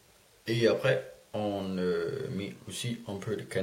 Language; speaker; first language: French; non-native, learner; Danish